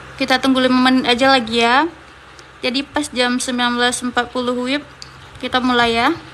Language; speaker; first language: Indonesian; native; Indonesian